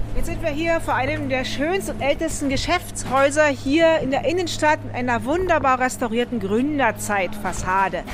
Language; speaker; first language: German; native; German